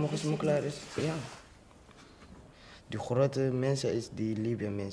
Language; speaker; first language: Dutch; non-native, learner; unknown